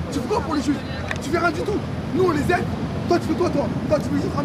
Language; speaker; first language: French; native; French